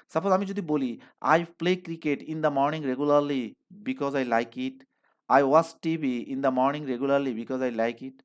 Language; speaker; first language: English; non-native, fluent; Bangla